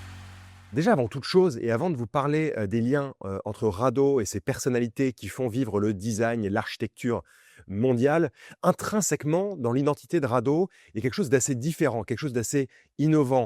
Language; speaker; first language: French; native; French